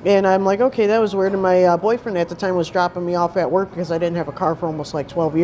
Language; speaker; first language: English; native; English